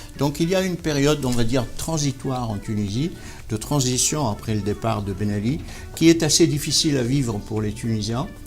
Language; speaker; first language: French; non-native, local second language; Arabic